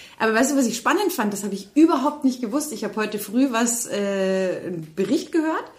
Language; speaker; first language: German; native; German